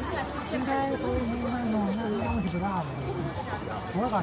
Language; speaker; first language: Chinese; native; Chinese